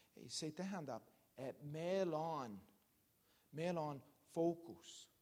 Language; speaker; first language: Estonian; non-native, learner; English